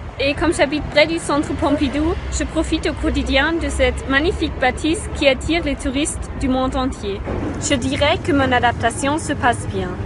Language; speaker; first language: French; non-native, fluent; German